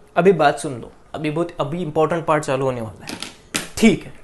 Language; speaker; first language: Hindi; non-native, local second language; Marathi